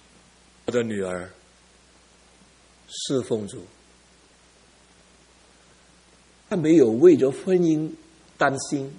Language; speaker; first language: Chinese; early bilingual, heritage; Cantonese